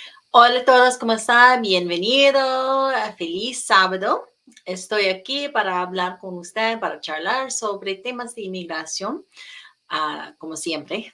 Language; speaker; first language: Spanish; non-native, fluent; English